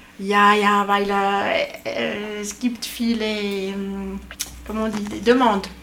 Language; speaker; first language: German; non-native, learner; French